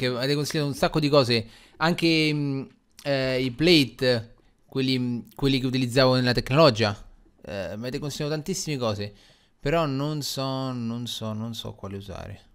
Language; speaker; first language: Italian; native; Italian